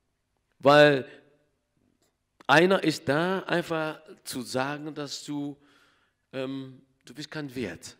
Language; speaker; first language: German; non-native, learner; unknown